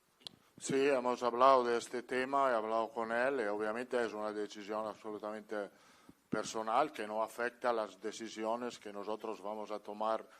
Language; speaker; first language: Spanish; non-native, fluent; Italian